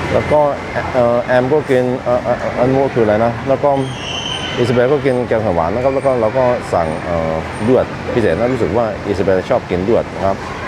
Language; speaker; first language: Thai; non-native, fluent; Norwegian